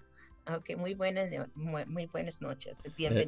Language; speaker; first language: Spanish; non-native, fluent; English